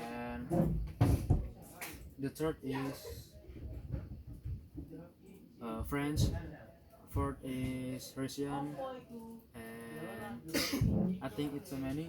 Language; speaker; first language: English; non-native, learner; Indonesian